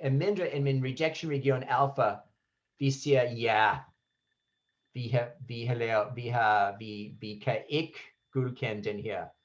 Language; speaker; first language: Danish; non-native, fluent; English